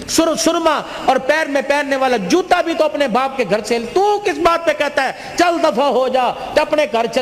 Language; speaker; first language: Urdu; non-native, local second language; Punjabi